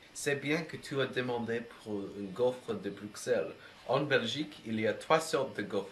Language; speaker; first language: French; non-native, learner; English